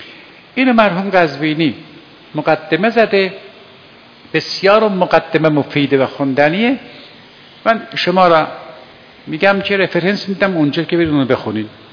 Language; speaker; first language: Persian; native; Persian